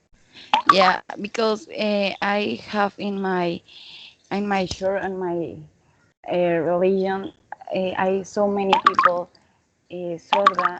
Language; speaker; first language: English; non-native, learner; Spanish